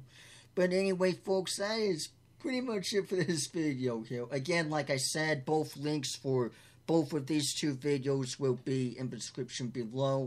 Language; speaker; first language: English; native; English